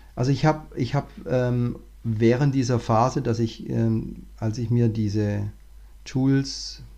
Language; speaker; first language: German; native; German